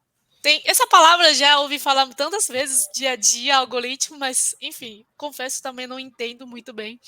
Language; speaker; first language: Portuguese; non-native, fluent; Chinese